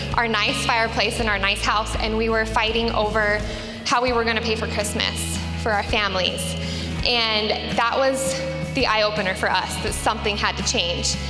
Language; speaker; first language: English; native; English